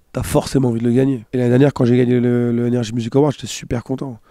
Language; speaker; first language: French; native; French